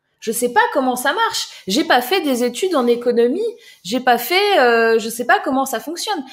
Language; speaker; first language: French; native; French